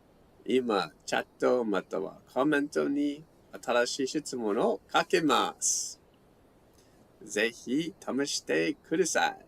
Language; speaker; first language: Japanese; non-native, learner; English